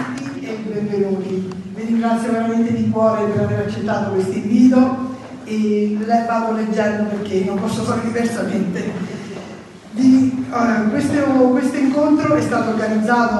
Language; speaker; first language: Italian; native; Italian